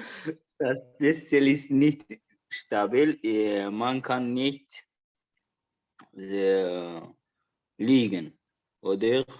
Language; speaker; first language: German; non-native, learner; Azerbaijani